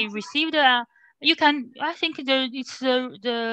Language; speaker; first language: English; non-native, learner; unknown